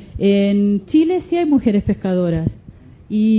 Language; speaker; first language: Spanish; native; Spanish